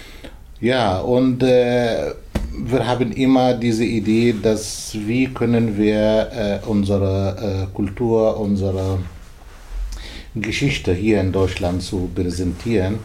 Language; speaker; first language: German; non-native, learner; Arabic